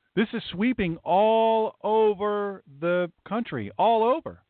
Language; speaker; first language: English; native; English